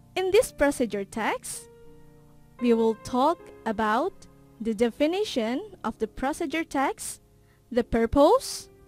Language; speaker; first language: English; non-native, fluent; Indonesian